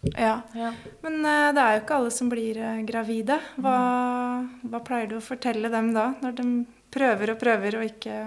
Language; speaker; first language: Norwegian; native; Norwegian